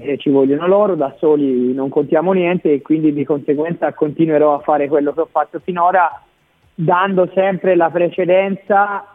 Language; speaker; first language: Italian; native; Italian